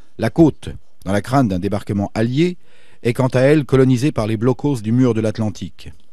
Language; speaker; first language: French; native; French